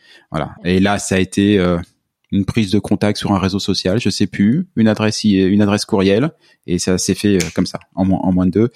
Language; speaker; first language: French; native; French